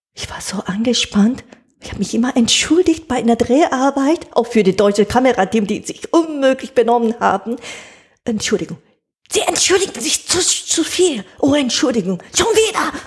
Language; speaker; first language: German; non-native, fluent; Japanese